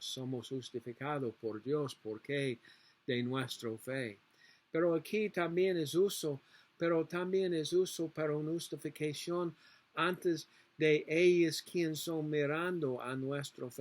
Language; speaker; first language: Spanish; non-native, learner; English